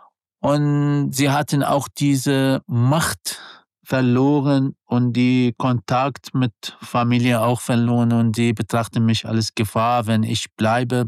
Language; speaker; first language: German; non-native, learner; Arabic